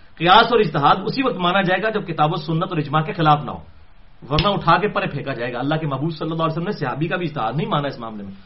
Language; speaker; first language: Urdu; non-native, local second language; Punjabi